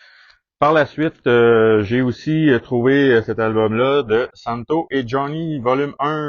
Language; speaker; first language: French; native; French